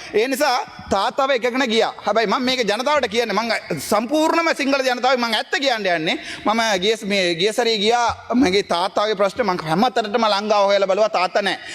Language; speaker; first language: Sinhala; non-native, local second language; Tamil